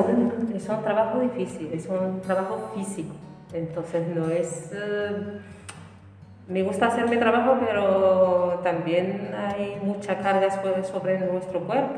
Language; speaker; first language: Spanish; non-native, learner; Arabic